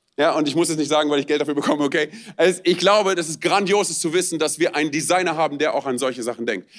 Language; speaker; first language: German; non-native, fluent; Romanian